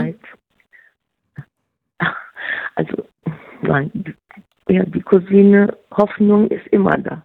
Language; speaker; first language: German; non-native, fluent; Arabic